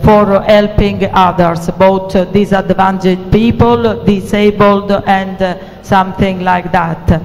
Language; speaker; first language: English; non-native, fluent; Italian